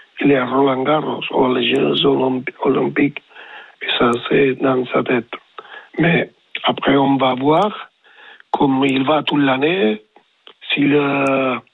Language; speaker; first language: French; non-native, learner; Spanish